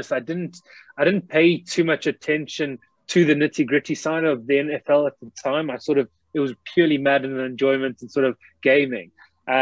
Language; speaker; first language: English; native; English